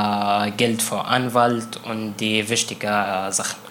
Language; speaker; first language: German; non-native, learner; Arabic